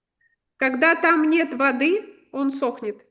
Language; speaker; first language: Russian; native; Russian